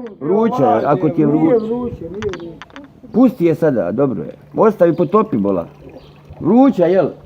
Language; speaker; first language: Bosnian; native; Bosnian